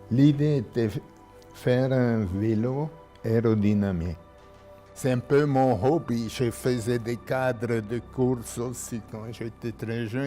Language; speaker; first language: French; non-native, local second language; German